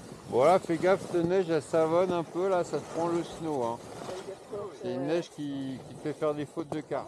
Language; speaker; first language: French; native; French